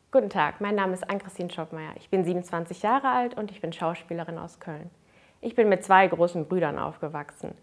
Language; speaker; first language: German; native; German